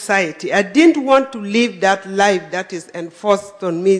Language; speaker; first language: English; non-native, local second language; Acoli